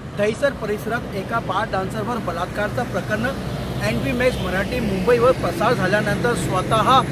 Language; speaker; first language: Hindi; native; Hindi